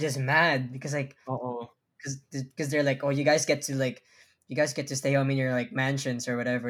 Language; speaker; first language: English; non-native, local second language; Filipino